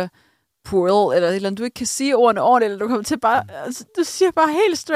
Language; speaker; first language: Danish; native; Danish